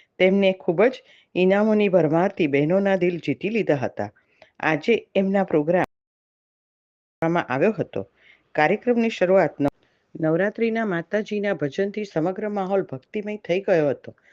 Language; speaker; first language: Gujarati; native; Gujarati